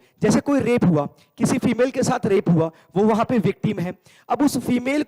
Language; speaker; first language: Hindi; native; Hindi